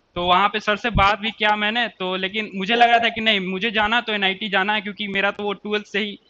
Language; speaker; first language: Hindi; native; Hindi